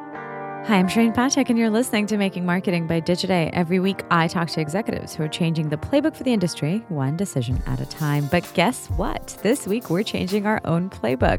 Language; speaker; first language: English; native; English